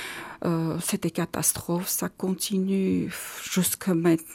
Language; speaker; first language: French; non-native, learner; Armenian